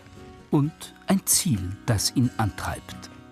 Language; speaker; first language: German; native; German